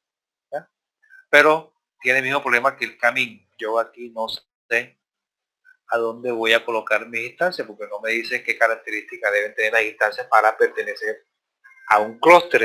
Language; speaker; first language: Spanish; native; Spanish